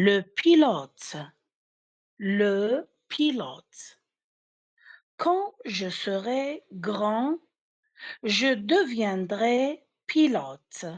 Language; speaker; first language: French; non-native, fluent; Arabic